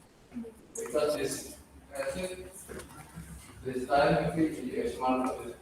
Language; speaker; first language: English; non-native, learner; Indonesian